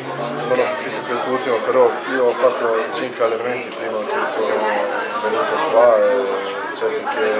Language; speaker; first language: Italian; non-native, learner; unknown